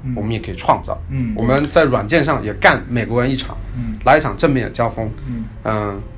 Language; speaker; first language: Chinese; native; Chinese